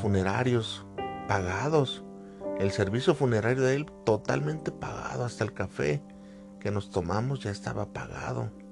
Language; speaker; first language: Spanish; native; Spanish